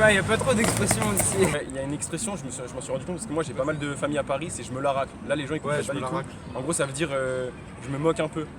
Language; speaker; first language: French; native; French